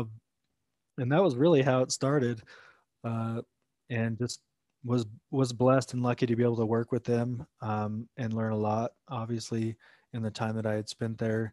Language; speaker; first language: English; native; English